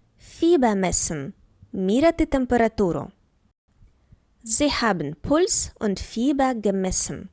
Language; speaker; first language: German; non-native, fluent; Ukrainian